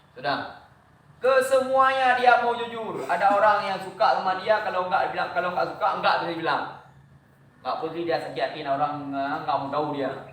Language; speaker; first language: Malay; non-native, local second language; Achinese